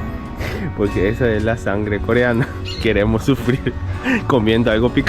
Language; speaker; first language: Spanish; non-native, fluent; Korean